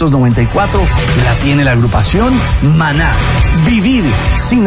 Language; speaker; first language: Spanish; native; Spanish